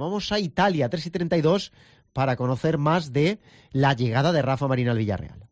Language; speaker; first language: Spanish; native; Spanish